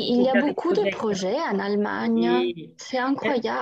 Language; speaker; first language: French; non-native, fluent; Italian